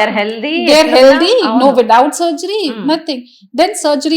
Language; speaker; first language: English; non-native, local second language; Hindi